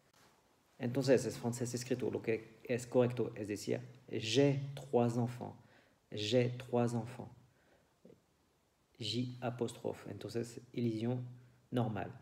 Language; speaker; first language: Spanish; non-native, fluent; French